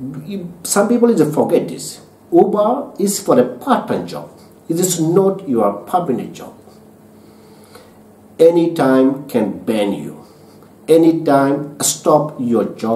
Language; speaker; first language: English; non-native, learner; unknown